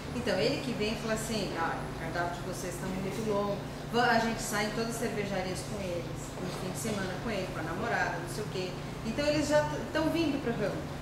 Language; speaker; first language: Portuguese; early bilingual, other home language; Spanish